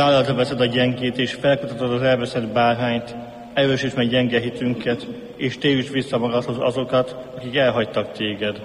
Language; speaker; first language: Hungarian; native; Hungarian